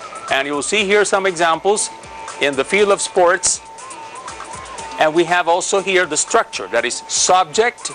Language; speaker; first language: English; non-native, fluent; Spanish